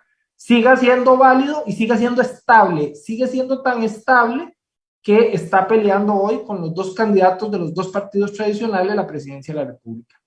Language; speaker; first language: Spanish; native; Spanish